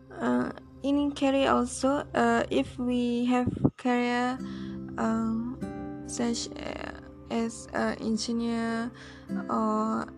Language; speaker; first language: English; non-native, learner; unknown